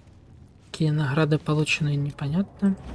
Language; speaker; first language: Russian; native; Russian